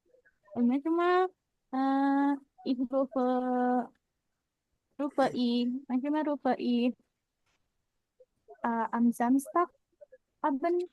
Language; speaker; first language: German; non-native, learner; Indonesian